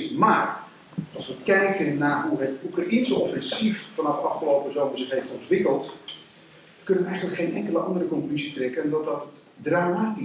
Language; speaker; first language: Dutch; native; Dutch